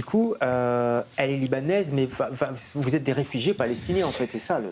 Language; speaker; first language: French; native; French